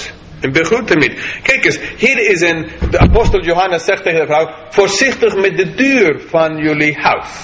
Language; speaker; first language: Dutch; non-native, fluent; English